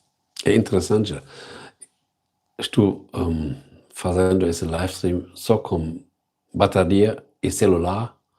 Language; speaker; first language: Portuguese; non-native, learner; German